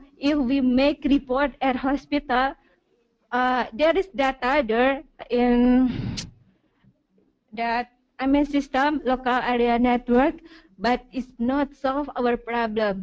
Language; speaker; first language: English; non-native, learner; Indonesian